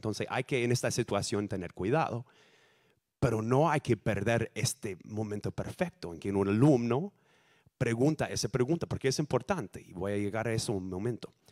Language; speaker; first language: Spanish; non-native, fluent; English